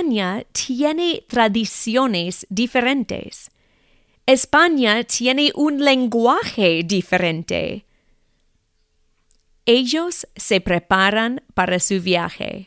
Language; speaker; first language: Spanish; non-native, fluent; English